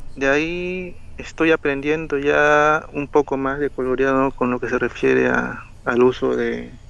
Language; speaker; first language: Spanish; native; Spanish